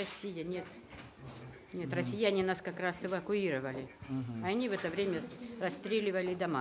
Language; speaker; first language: Russian; native; Russian